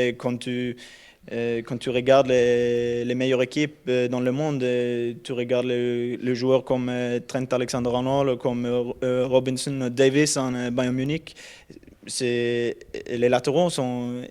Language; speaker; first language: French; non-native, learner; Norwegian